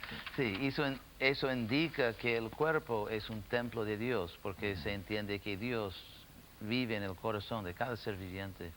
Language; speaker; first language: Spanish; non-native, fluent; English